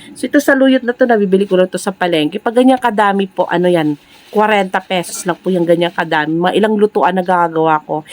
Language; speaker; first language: Filipino; non-native, local second language; Cebuano